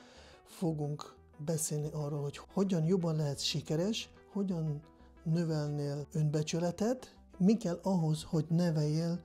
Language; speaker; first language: Hungarian; non-native, fluent; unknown